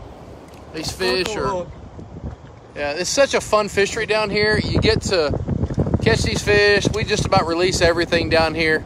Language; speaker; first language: English; native; English